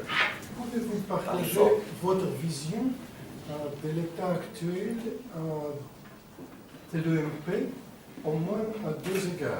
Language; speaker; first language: French; non-native, fluent; Russian